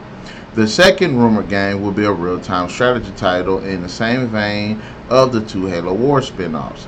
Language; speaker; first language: English; native; English